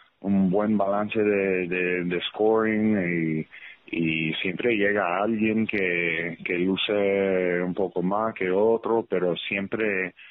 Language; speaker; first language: Spanish; early bilingual, heritage; English